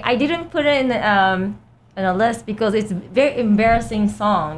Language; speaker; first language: English; non-native, fluent; Japanese